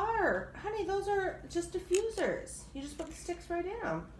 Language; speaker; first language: English; native; English